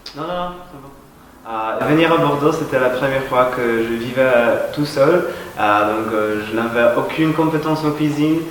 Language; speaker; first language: French; non-native, fluent; Polish